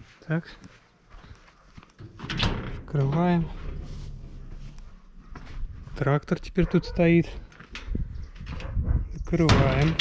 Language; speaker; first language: Russian; native; Russian